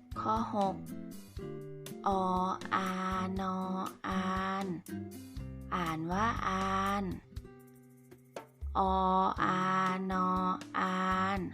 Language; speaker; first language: Thai; native; Thai